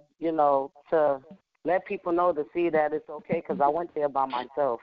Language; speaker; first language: English; native; English